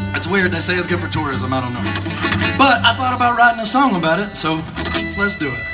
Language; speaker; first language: English; native; English